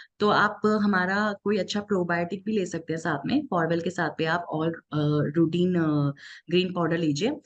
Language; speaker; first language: Hindi; native; Hindi